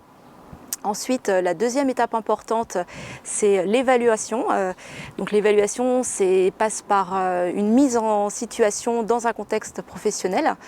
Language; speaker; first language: French; native; French